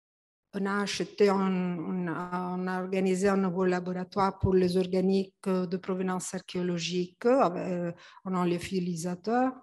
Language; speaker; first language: French; non-native, fluent; Italian